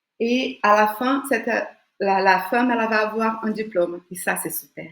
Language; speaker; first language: French; non-native, fluent; Portuguese